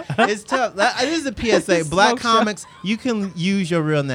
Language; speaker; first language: English; native; English